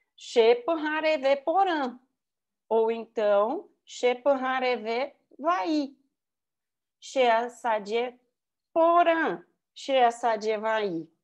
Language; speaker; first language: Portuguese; native; Portuguese